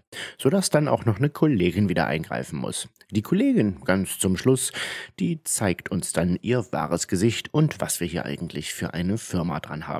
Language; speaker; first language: German; native; German